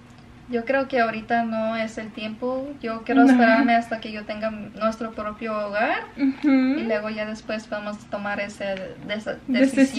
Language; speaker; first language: Spanish; early bilingual, other home language; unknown